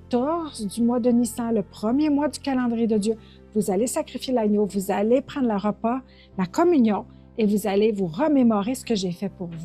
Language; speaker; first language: French; native; French